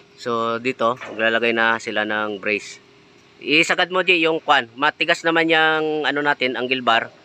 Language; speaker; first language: Filipino; native; Filipino